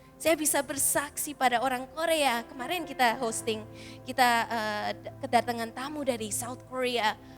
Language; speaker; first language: Indonesian; early bilingual, heritage; Indonesian